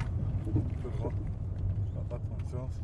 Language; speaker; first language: French; non-native, learner; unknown